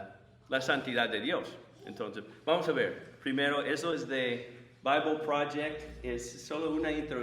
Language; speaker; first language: Spanish; non-native, fluent; English